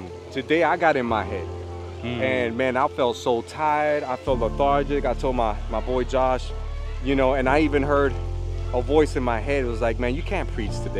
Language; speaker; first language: English; early bilingual, other home language; Spanish